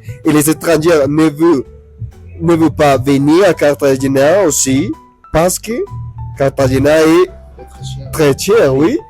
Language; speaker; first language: French; non-native, learner; Spanish